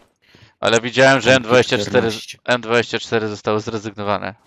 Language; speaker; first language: Polish; native; Polish